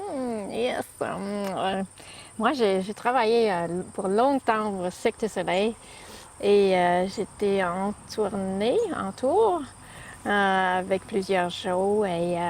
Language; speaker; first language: French; non-native, learner; English